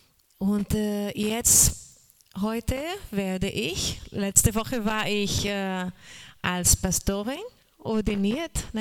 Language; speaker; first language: German; non-native, learner; Portuguese